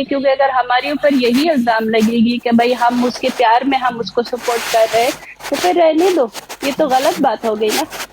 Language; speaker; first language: Hindi; native; Hindi